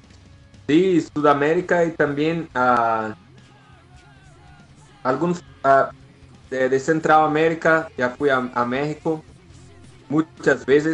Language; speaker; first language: Spanish; non-native, learner; Portuguese